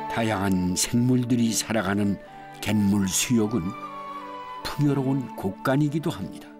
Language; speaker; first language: Korean; native; Korean